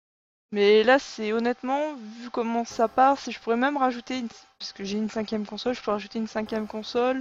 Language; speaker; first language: French; native; French